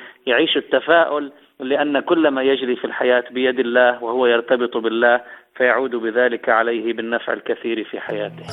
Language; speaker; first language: Arabic; native; Arabic